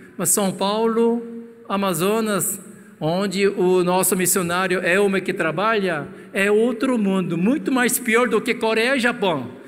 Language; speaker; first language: Portuguese; non-native, fluent; Korean